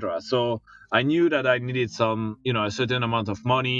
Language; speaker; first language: English; non-native, fluent; French